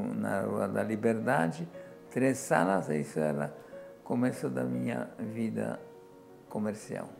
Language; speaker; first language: Portuguese; non-native, fluent; Polish